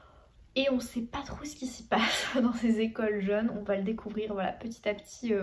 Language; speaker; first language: French; native; French